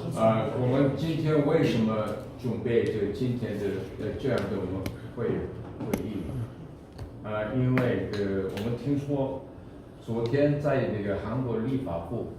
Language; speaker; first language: Chinese; non-native, fluent; Korean